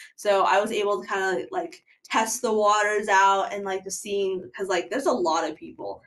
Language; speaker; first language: English; native; English